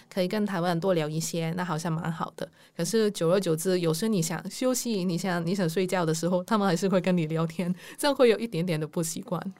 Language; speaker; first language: Chinese; non-native, local second language; Cantonese